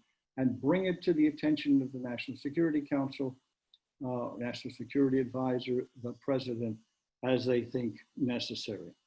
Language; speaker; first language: English; native; English